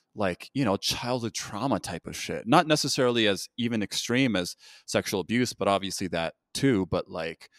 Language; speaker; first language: English; native; English